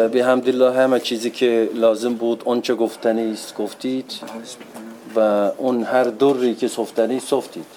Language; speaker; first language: Persian; non-native, fluent; Turkish